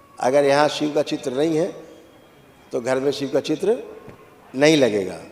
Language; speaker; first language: Hindi; native; Hindi